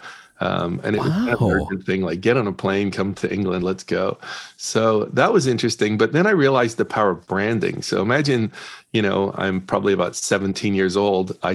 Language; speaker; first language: English; native; English